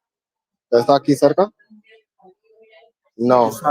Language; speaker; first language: Spanish; non-native, learner; English